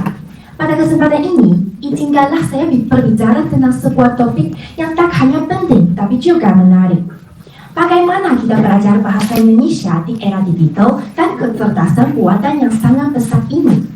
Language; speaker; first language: Indonesian; non-native, fluent; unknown